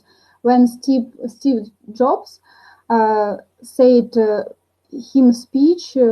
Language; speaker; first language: English; non-native, learner; Russian